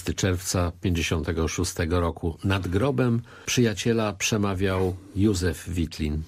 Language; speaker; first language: Polish; native; Polish